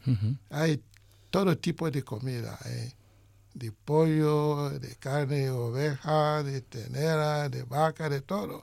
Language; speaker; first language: Spanish; non-native, learner; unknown